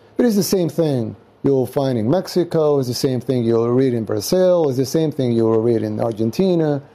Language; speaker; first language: English; non-native, fluent; Spanish